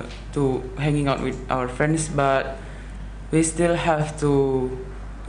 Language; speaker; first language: English; non-native, learner; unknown